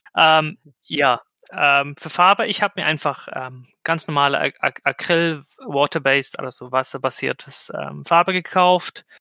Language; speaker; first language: German; non-native, fluent; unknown